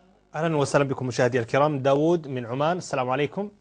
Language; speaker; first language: Arabic; native; Arabic